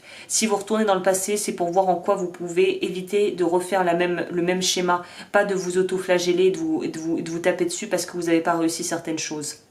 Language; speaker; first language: French; native; French